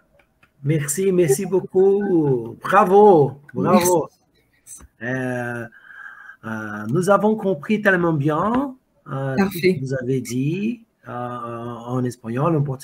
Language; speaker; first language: French; non-native, fluent; Portuguese